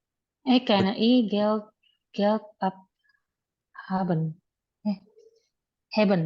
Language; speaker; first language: German; non-native, learner; Indonesian